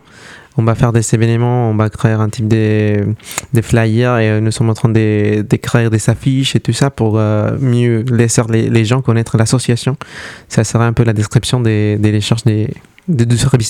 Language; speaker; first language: French; non-native, fluent; Spanish